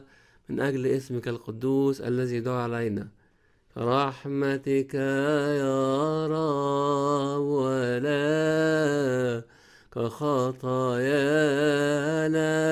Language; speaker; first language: Arabic; native; Arabic